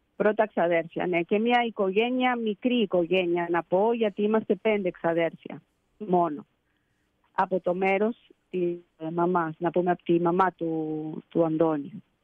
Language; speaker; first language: Greek; early bilingual, heritage; Greek